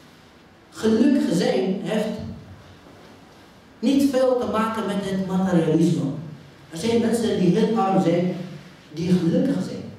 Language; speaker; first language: Dutch; non-native, fluent; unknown